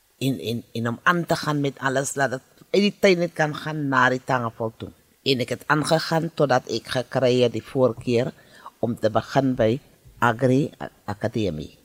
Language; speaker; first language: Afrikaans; native; Afrikaans